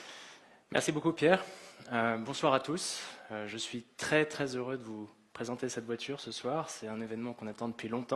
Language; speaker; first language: French; native; French